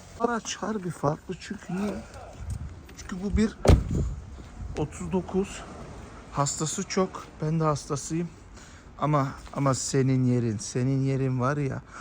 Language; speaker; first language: Turkish; early bilingual, heritage; Turkish